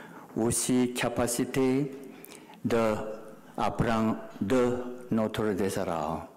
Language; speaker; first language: French; non-native, learner; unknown